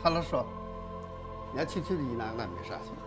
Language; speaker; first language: Russian; non-native, learner; Chinese